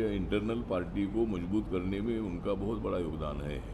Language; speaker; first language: Hindi; non-native, local second language; Marathi